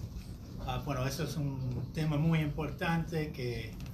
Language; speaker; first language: Spanish; non-native, fluent; English